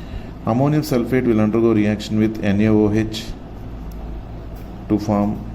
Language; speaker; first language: English; non-native, local second language; Telugu